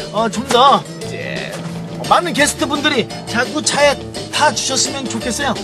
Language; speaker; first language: Korean; native; Korean